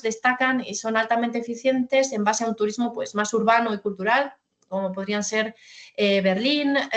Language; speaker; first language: Spanish; native; Spanish